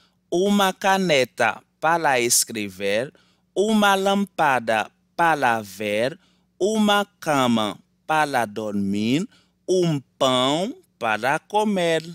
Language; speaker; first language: Portuguese; non-native, learner; Haitian Creole